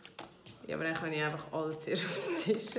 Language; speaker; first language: German; native; German